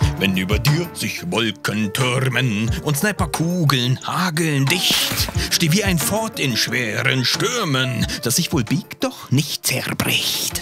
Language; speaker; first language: German; native; German